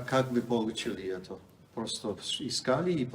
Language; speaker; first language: Russian; non-native, fluent; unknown